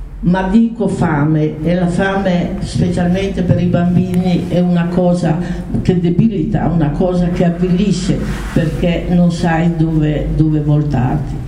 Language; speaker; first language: Italian; native; Italian